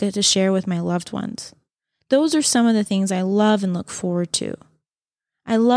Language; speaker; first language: English; native; English